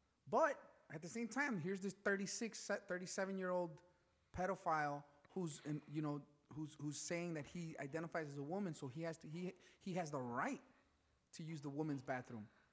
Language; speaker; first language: English; early bilingual, other home language; Spanish